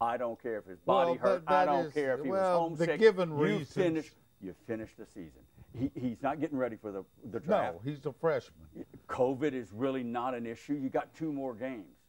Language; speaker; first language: English; native; English